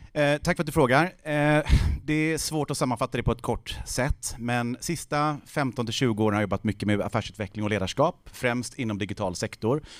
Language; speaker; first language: Swedish; native; Swedish